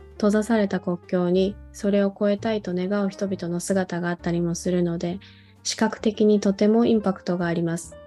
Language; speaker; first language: Japanese; non-native, fluent; Korean